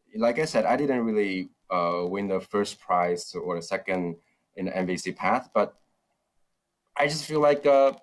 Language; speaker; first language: English; non-native, fluent; Chinese